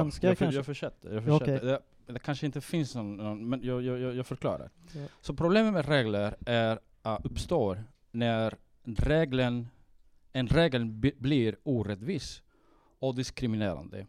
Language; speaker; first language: Swedish; early bilingual, heritage; Swedish